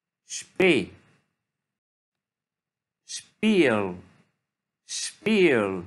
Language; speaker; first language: German; non-native, fluent; Arabic